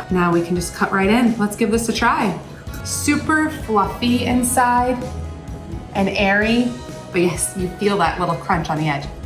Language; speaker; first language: English; native; English